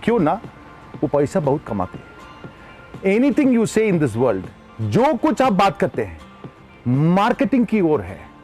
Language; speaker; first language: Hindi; non-native, local second language; Tamil